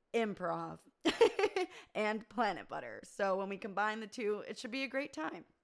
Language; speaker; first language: English; native; English